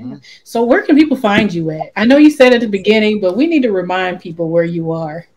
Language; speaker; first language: English; native; English